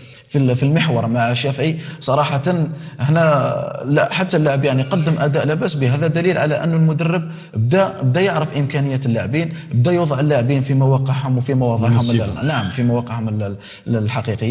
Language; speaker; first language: Arabic; native; Arabic